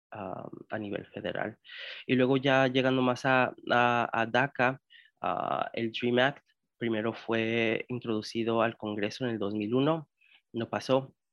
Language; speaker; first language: Spanish; early bilingual, heritage; Spanish